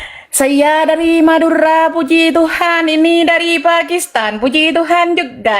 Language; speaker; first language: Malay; non-native, local second language; Madurese